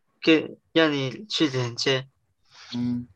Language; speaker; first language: Chinese; early bilingual, heritage; Chinese